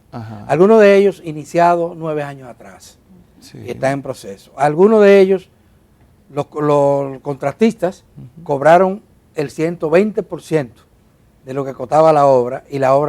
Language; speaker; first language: Spanish; native; Spanish